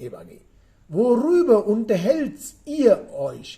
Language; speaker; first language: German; non-native, fluent; Sinhala